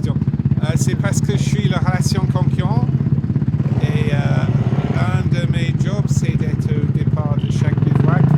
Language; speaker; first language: French; non-native, fluent; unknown